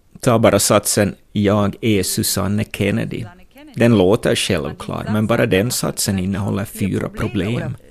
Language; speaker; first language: Swedish; native; Swedish